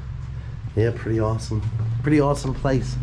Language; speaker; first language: English; native; English